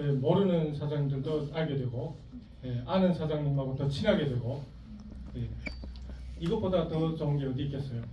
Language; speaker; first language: Korean; non-native, fluent; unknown